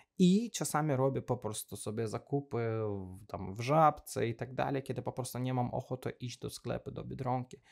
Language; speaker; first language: Polish; non-native, learner; Azerbaijani